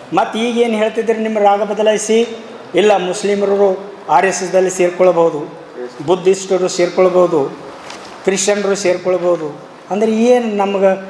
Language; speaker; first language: Kannada; native; Kannada